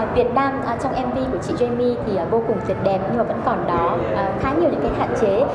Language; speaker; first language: Vietnamese; native; Vietnamese